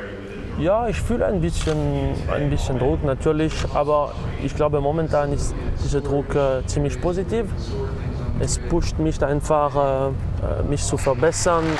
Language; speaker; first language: German; non-native, local second language; French